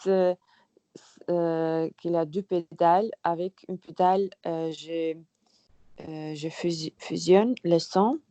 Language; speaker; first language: French; non-native, learner; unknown